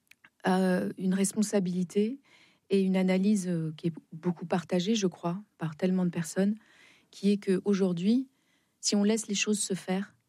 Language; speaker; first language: French; native; French